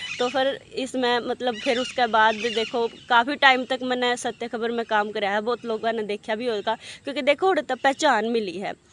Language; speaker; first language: Hindi; native; Hindi